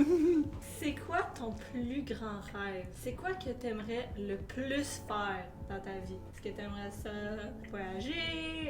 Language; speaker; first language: French; native; French